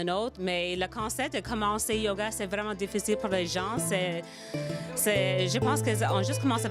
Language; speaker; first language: French; non-native, fluent; English